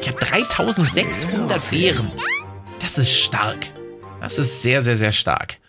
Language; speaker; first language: German; native; German